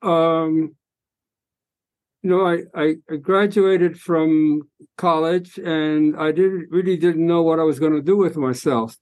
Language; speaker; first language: English; early bilingual, other home language; Spanish